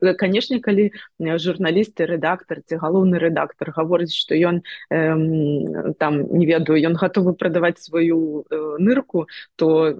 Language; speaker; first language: Belarusian; non-native, local second language; Russian